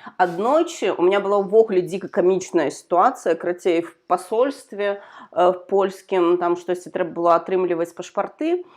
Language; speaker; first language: Belarusian; non-native, local second language; Russian